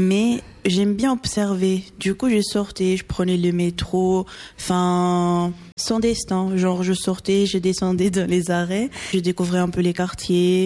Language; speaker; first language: French; non-native, fluent; Portuguese